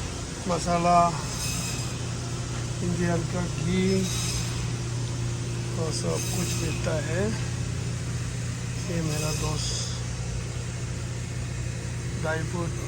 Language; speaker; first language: Hindi; non-native, local second language; Tibetan